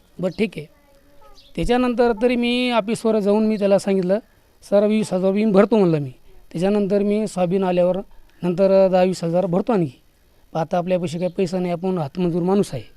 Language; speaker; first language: Marathi; non-native, local second language; Lambadi